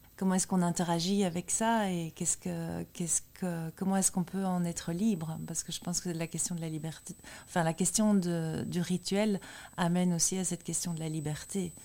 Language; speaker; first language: French; native; French